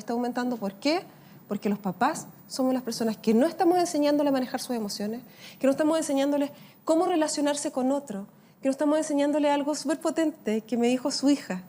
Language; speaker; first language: Spanish; native; Spanish